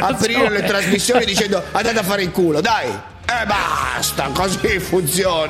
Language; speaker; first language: Italian; native; Italian